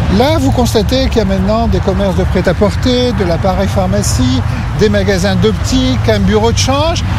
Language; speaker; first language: French; native; French